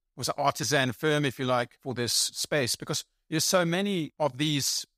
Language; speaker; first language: English; native; English